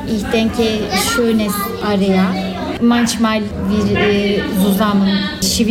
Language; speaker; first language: German; non-native, learner; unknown